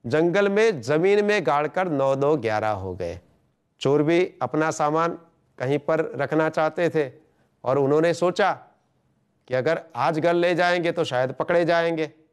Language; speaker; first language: Hindi; non-native, local second language; Gujarati